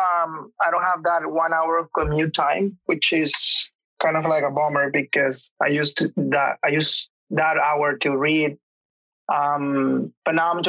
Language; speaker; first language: English; non-native, fluent; Spanish